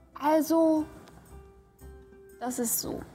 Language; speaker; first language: German; non-native, learner; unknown